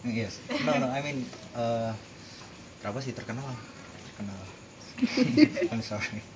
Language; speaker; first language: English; non-native, learner; Indonesian